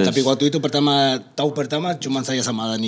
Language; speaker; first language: Indonesian; non-native, fluent; Spanish